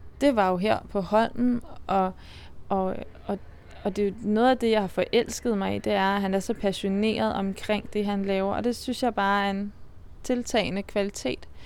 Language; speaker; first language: Danish; native; Danish